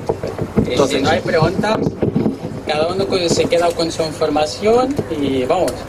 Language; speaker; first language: Spanish; non-native, learner; Arabic